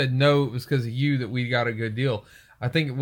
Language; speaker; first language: English; native; English